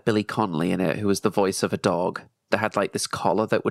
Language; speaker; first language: English; native; English